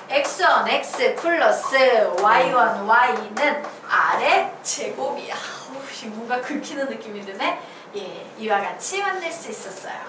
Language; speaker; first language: Korean; native; Korean